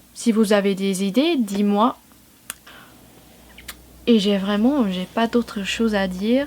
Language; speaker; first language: French; non-native, fluent; English